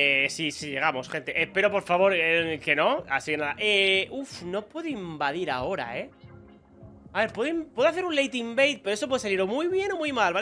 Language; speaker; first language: Spanish; native; Spanish